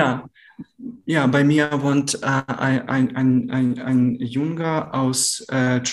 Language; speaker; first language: German; non-native, learner; Ukrainian